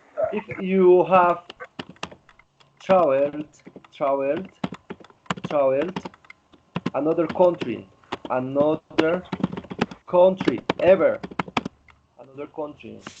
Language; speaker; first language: English; non-native, learner; Spanish